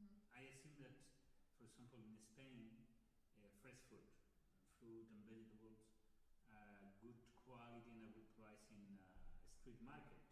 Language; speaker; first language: English; non-native, learner; Spanish